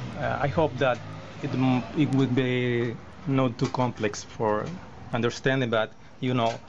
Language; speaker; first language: English; non-native, learner; Spanish